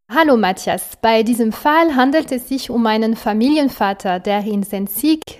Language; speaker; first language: German; non-native, fluent; French